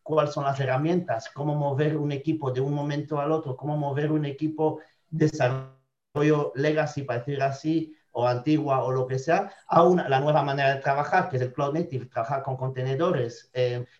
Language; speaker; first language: Spanish; non-native, fluent; French